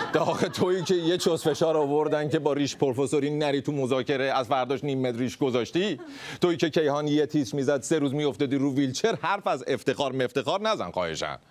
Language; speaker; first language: Persian; native; Persian